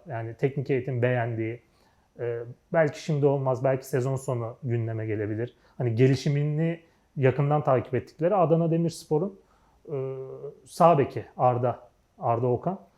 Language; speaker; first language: Turkish; native; Turkish